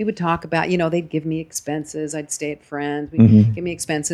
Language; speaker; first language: English; native; English